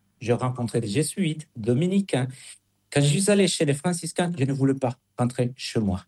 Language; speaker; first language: French; non-native, fluent; Spanish